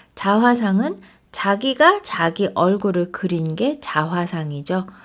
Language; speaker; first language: Korean; native; Korean